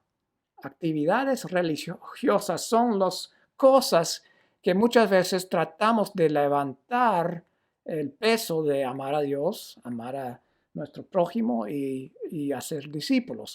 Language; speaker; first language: Spanish; non-native, fluent; English